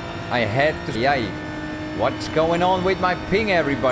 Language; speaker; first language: English; non-native, fluent; Dutch